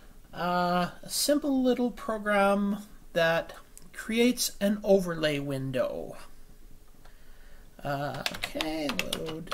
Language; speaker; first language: English; native; English